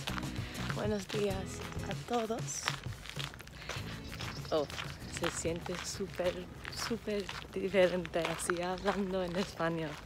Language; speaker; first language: Spanish; non-native, fluent; Turkish